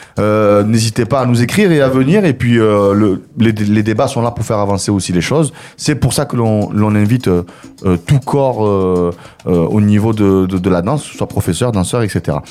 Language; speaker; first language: French; native; French